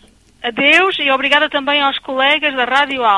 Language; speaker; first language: Portuguese; early bilingual, other home language; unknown